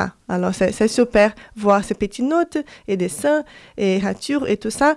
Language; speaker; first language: French; non-native, fluent; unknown